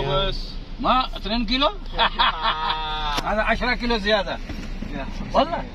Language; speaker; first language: Arabic; non-native, learner; Urdu